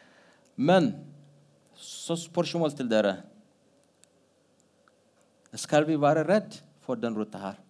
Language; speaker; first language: Norwegian; non-native, fluent; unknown